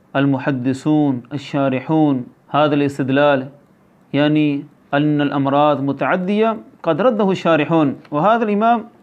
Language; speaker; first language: Arabic; non-native, fluent; Urdu